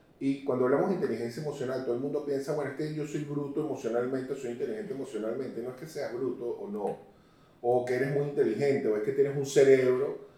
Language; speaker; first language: Spanish; native; Spanish